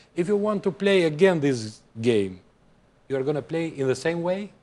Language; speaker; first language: English; non-native, learner; Albanian